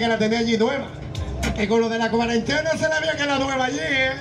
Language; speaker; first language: Spanish; native; Spanish